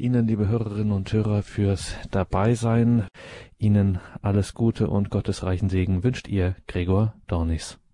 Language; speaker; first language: German; native; German